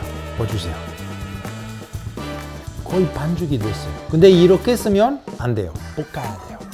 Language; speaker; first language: Korean; non-native, fluent; Italian